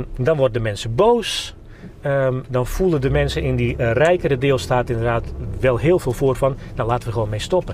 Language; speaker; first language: Dutch; non-native, fluent; Bosnian